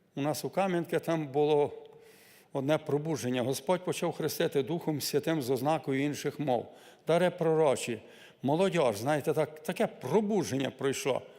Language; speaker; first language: Ukrainian; native; Ukrainian